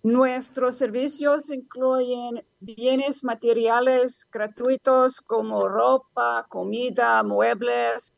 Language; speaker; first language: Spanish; non-native, learner; English